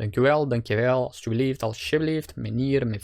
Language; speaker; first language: Dutch; non-native, fluent; Portuguese